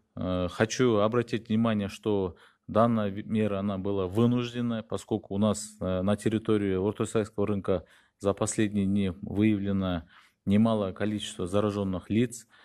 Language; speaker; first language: Russian; non-native, local second language; Kyrgyz